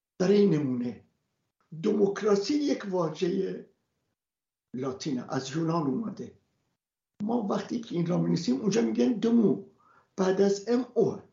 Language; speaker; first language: Persian; native; Persian